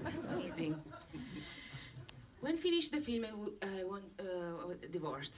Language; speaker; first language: English; non-native, learner; Italian